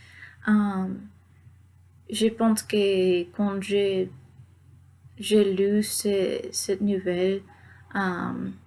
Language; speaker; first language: French; non-native, learner; Spanish